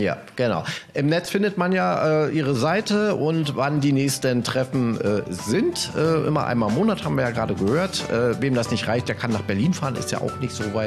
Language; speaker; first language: German; native; German